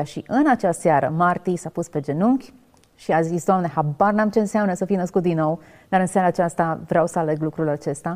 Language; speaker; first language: Romanian; native; Romanian